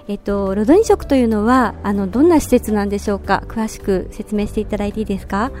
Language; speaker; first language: Japanese; native; Japanese